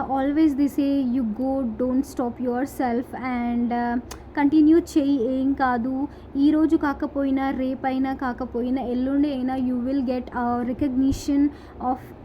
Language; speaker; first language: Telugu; non-native, local second language; Urdu